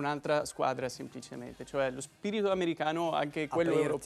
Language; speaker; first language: Italian; non-native, fluent; Arabic